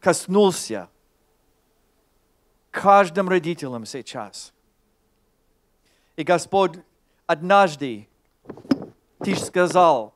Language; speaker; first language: Russian; non-native, fluent; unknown